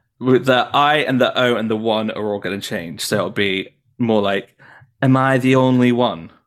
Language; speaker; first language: English; native; English